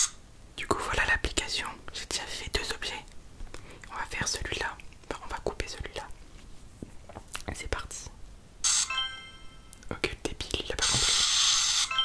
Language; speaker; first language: French; native; French